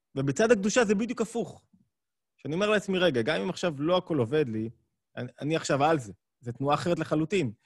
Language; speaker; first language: Hebrew; native; Hebrew